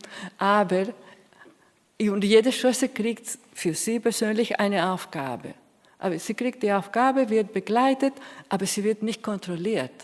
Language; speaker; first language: German; non-native, fluent; Spanish